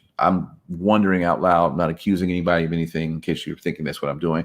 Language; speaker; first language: English; native; English